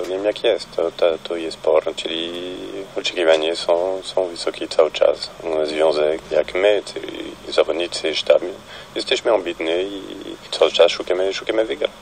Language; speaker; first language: Polish; non-native, fluent; French